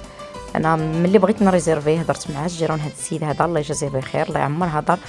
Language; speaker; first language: Arabic; native; Arabic